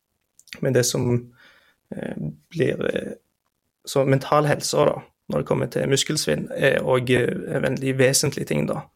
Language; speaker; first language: Norwegian; native; Norwegian